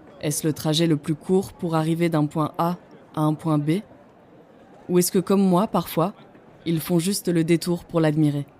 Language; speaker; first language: French; native; French